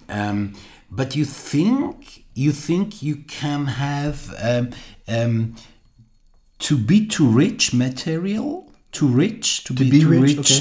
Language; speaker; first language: English; non-native, learner; German